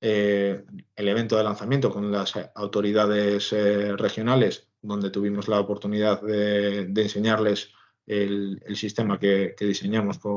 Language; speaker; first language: Spanish; native; Spanish